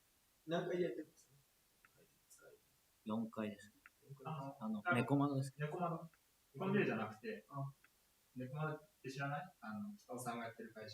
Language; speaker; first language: Japanese; native; Japanese